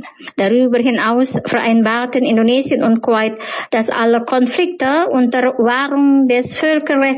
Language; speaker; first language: German; non-native, fluent; Indonesian